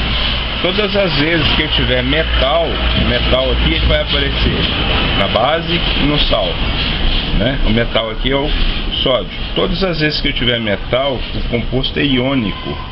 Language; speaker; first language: Portuguese; native; Portuguese